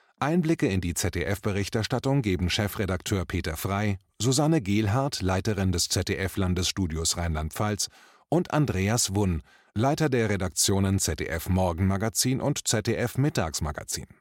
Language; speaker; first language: German; native; German